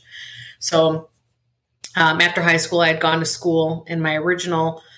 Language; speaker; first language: English; early bilingual, other home language; Spanish